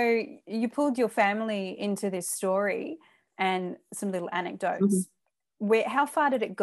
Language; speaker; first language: English; native; English